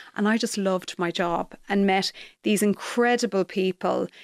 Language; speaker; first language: English; native; English